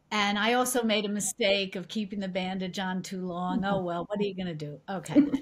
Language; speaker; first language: English; native; English